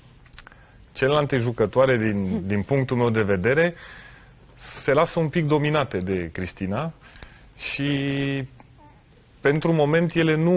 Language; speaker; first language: Romanian; native; Romanian